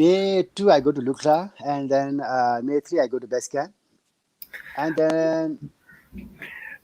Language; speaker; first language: English; non-native, learner; Nepali